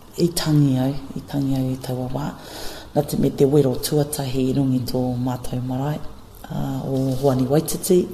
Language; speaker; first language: Māori; non-native, local second language; English